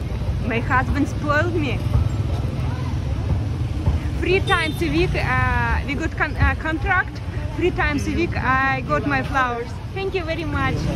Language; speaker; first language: English; non-native, learner; Russian